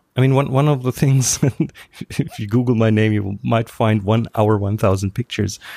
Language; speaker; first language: English; non-native, fluent; German